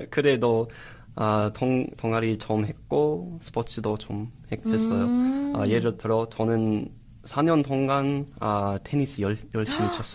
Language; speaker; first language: Korean; non-native, learner; English